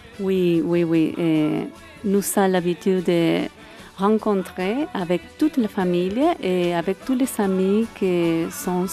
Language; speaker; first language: French; non-native, learner; Spanish